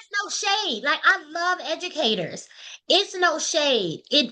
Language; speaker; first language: English; native; English